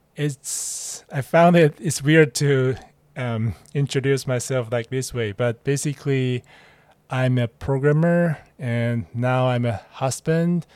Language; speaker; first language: English; non-native, fluent; Chinese